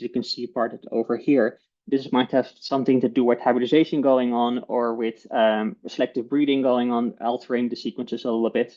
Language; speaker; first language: English; non-native, fluent; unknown